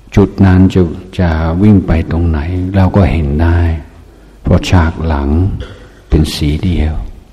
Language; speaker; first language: Thai; non-native, fluent; English